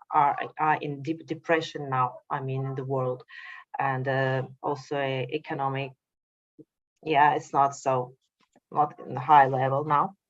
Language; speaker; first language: English; non-native, fluent; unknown